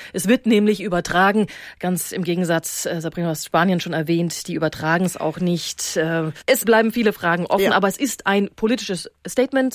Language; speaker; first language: German; native; German